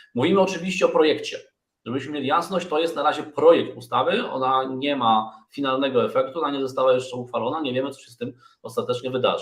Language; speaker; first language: Polish; native; Polish